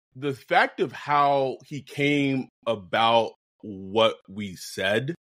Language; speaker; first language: English; native; English